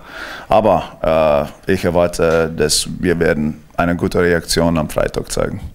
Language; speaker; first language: German; non-native, fluent; English